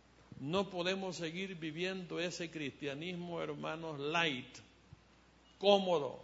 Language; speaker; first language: Spanish; native; Spanish